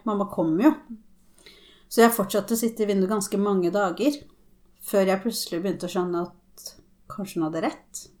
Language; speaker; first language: Norwegian; early bilingual, other home language; Spanish